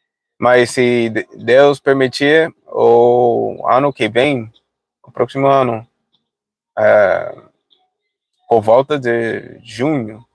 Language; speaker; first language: Portuguese; non-native, fluent; English